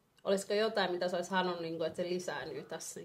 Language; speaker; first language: Finnish; non-native, fluent; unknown